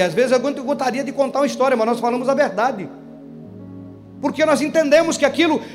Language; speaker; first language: Portuguese; native; Portuguese